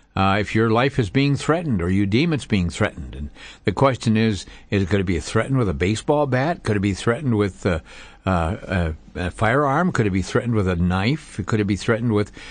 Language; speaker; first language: English; native; English